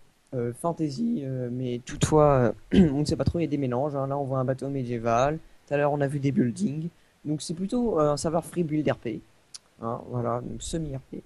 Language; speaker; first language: French; native; French